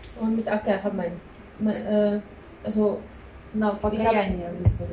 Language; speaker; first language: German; non-native, learner; Russian